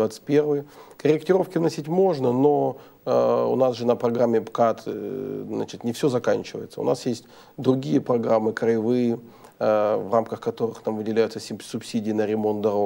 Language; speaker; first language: Russian; native; Russian